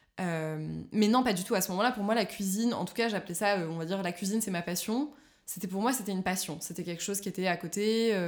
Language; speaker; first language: French; native; French